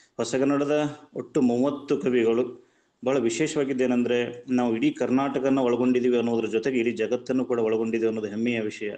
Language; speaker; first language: Kannada; native; Kannada